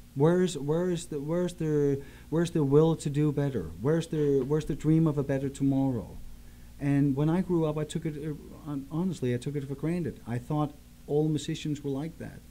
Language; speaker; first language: English; non-native, fluent; Danish